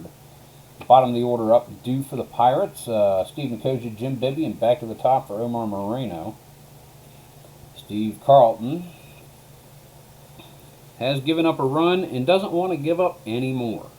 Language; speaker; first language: English; native; English